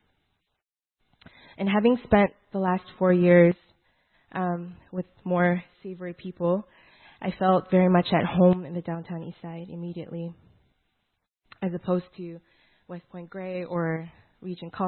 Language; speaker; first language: English; native; English